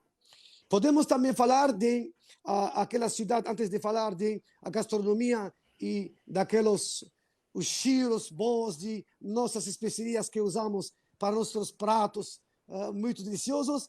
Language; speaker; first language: Portuguese; non-native, fluent; Arabic